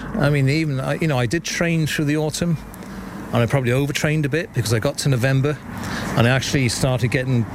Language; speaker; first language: English; native; English